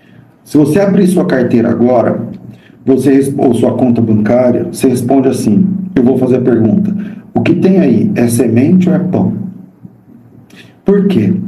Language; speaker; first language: Portuguese; native; Portuguese